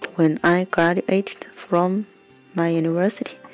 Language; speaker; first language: English; non-native, learner; Chinese